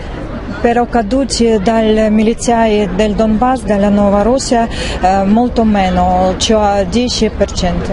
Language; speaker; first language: Italian; non-native, learner; Russian